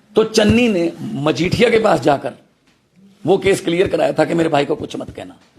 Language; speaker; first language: Hindi; non-native, local second language; Punjabi